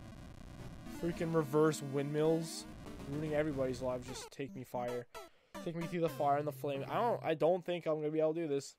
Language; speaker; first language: English; native; English